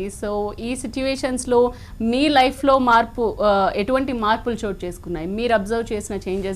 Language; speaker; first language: Telugu; native; Telugu